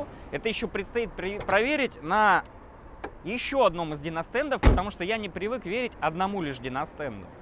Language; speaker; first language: Russian; native; Russian